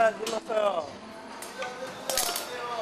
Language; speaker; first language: Korean; non-native, learner; Bangla